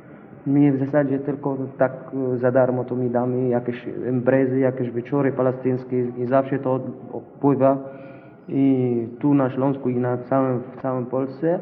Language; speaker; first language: Polish; non-native, learner; Arabic